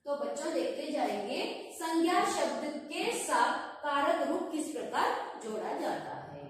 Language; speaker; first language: Hindi; non-native, local second language; Kannada